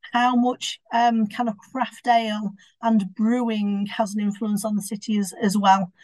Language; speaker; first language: English; native; English